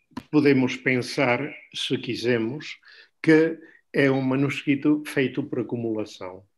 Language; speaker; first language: Portuguese; non-native, fluent; Spanish